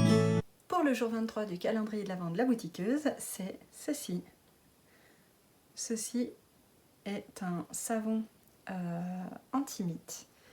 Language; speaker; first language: French; native; French